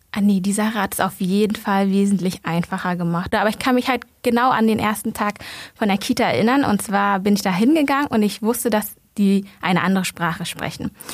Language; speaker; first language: German; early bilingual, other home language; Vietnamese